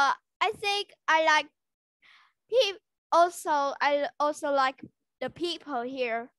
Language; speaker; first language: English; non-native, learner; Vietnamese